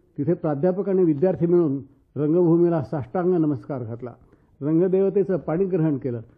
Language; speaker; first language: Marathi; native; Marathi